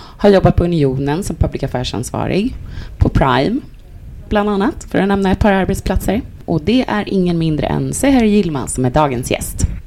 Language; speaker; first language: Swedish; native; Swedish